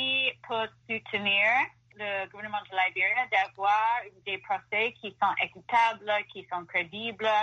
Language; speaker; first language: French; non-native, fluent; English